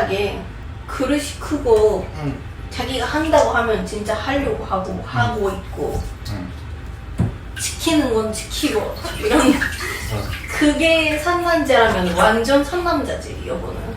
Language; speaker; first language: Korean; non-native, fluent; Japanese